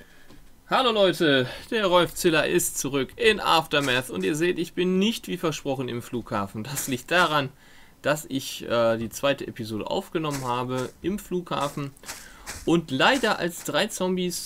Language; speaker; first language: German; native; German